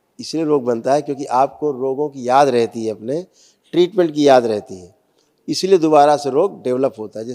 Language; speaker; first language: Hindi; native; Hindi